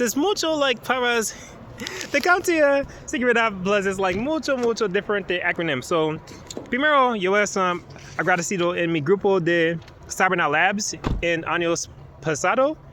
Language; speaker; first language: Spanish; non-native, learner; English